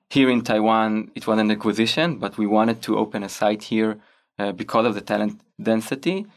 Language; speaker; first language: English; non-native, fluent; Hebrew